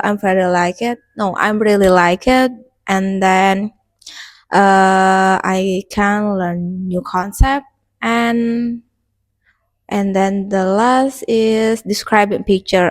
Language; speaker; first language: English; non-native, learner; Indonesian